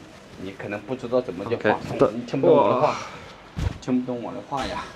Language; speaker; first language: Chinese; native; Chinese